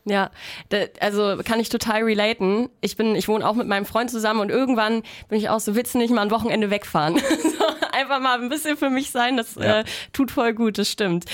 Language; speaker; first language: German; native; German